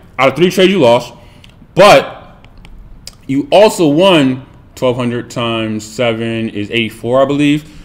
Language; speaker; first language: English; native; English